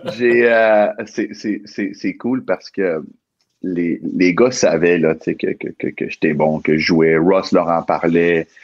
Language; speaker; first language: French; early bilingual, other home language; Spanish